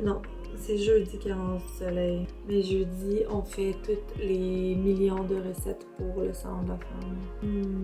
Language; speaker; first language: French; native; French